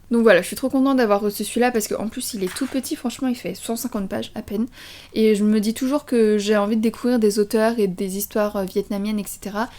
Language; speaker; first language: French; early bilingual, other home language; Vietnamese